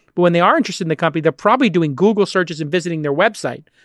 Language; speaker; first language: English; native; English